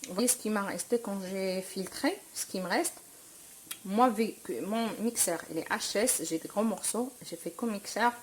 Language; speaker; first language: French; non-native, local second language; Arabic